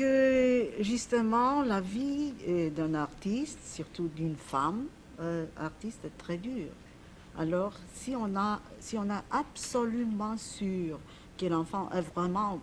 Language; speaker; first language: French; non-native, fluent; Polish